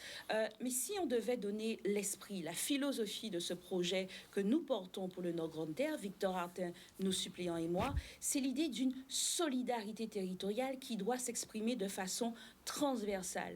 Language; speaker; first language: French; native; French